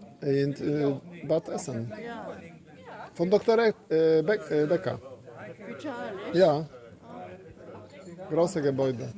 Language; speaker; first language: German; non-native, learner; Polish